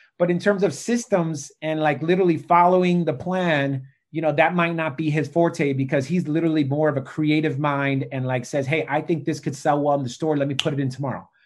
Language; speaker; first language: English; native; English